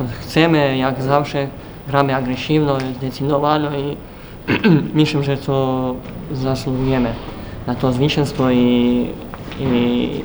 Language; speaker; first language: Polish; non-native, learner; Serbian